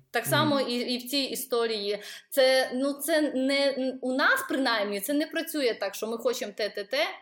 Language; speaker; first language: Ukrainian; native; Ukrainian